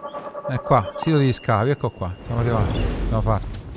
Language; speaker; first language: Italian; native; Italian